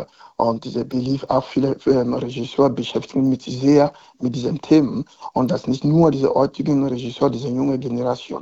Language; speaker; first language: German; non-native, learner; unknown